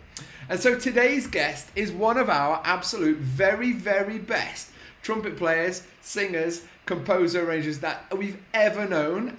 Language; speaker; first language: English; native; English